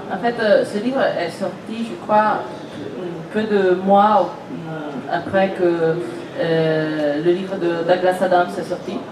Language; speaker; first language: French; non-native, fluent; Italian